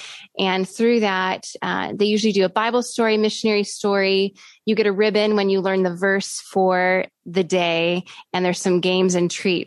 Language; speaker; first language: English; native; English